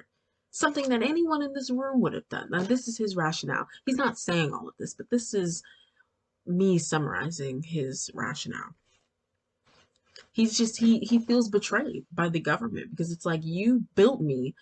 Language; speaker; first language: English; native; English